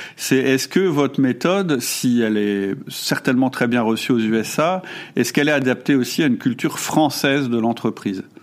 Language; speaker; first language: French; non-native, fluent; German